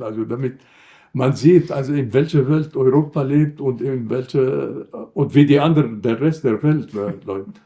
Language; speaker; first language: German; non-native, fluent; Arabic